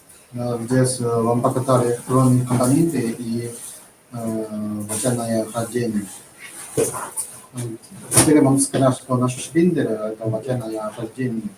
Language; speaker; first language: Russian; non-native, learner; Chinese